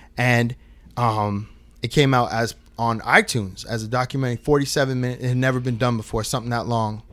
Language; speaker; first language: English; native; English